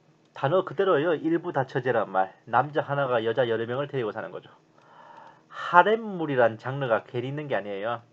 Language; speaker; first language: Korean; native; Korean